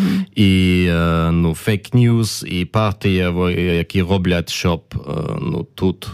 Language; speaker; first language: Ukrainian; non-native, learner; German